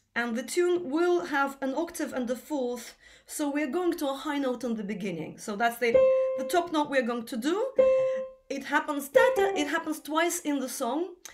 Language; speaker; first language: English; non-native, fluent; Russian